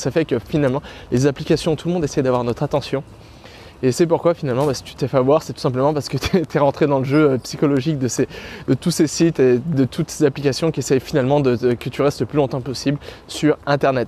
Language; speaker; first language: French; native; French